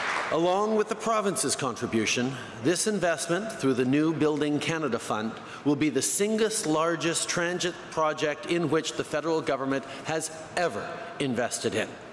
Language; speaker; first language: English; early bilingual, other home language; French